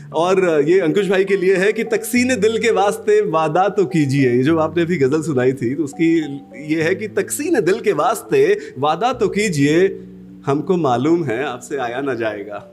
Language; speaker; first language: Hindi; native; Hindi